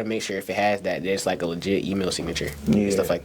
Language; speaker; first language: English; native; English